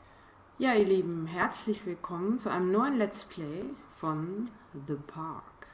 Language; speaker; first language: German; native; German